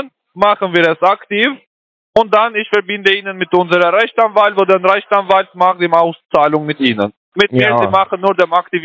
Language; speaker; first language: German; non-native, learner; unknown